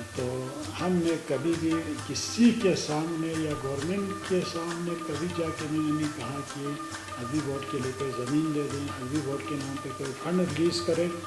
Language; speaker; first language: Urdu; non-native, local second language; Balti